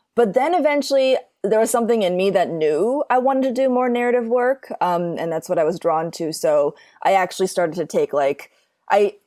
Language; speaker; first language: English; native; English